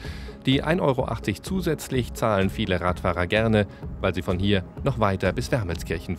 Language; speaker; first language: German; native; German